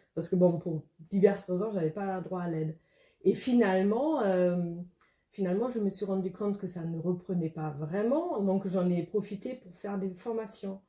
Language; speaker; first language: French; non-native, fluent; German